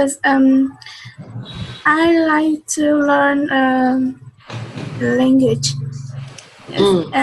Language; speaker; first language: English; non-native, learner; Vietnamese